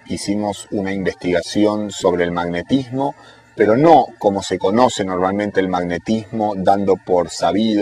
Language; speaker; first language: Spanish; native; Spanish